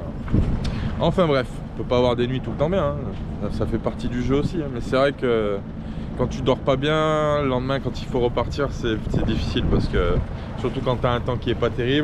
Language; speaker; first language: French; native; French